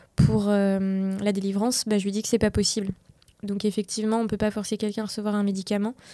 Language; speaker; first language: French; native; French